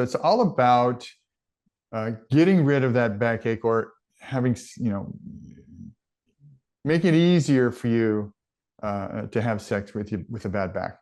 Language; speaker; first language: English; native; English